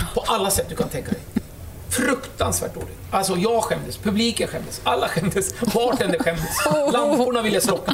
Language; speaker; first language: Swedish; early bilingual, other home language; Kurdish